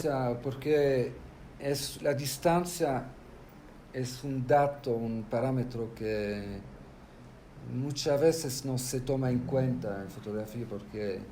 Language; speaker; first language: Spanish; non-native, fluent; French